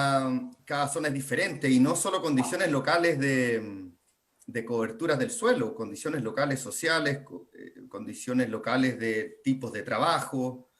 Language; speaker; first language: Spanish; native; Spanish